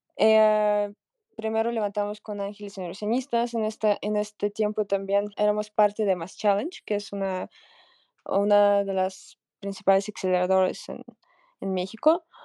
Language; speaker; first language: Spanish; non-native, fluent; Russian